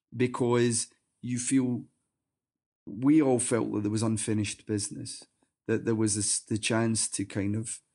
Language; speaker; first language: English; native; English